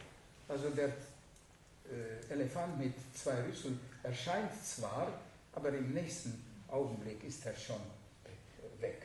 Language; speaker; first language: German; non-native, fluent; Hungarian